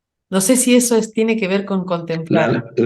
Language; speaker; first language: Spanish; native; Spanish